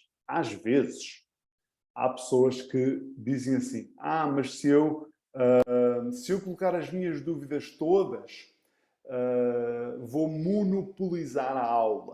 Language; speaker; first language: Portuguese; early bilingual, heritage; Portuguese